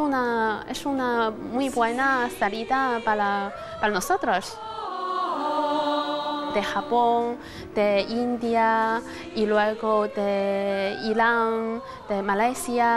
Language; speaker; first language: Spanish; non-native, fluent; Chinese